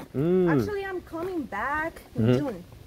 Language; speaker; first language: English; non-native, fluent; Spanish